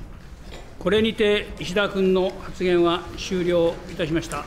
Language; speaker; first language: Japanese; native; Japanese